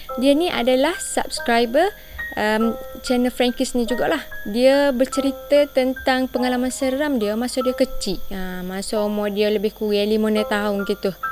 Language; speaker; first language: Malay; native; Malay